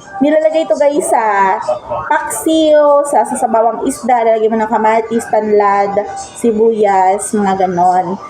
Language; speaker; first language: Filipino; non-native, local second language; Hiligaynon